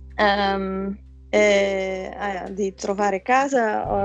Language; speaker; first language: Italian; non-native, fluent; Dutch